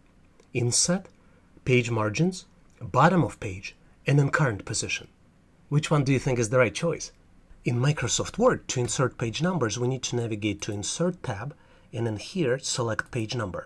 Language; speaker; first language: English; non-native, fluent; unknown